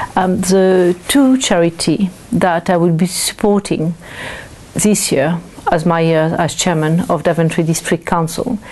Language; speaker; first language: English; non-native, fluent; French